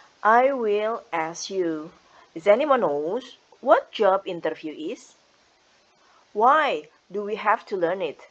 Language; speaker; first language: English; non-native, fluent; Indonesian